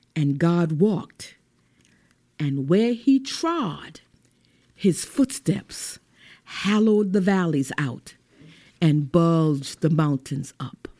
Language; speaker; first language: English; native; English